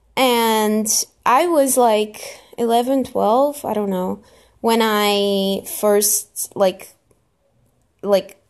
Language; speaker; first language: English; non-native, fluent; Portuguese